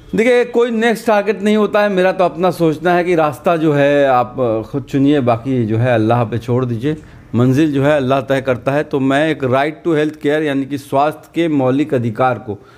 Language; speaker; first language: Hindi; native; Hindi